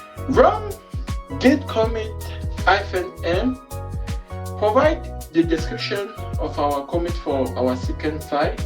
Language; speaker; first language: English; non-native, fluent; French